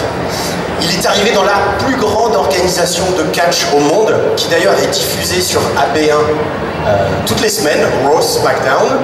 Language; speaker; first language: French; native; French